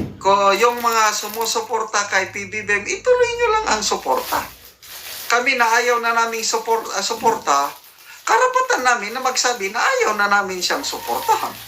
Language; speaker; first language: Filipino; native; Filipino